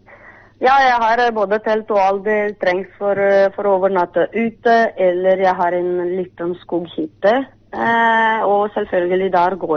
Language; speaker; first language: Norwegian; non-native, fluent; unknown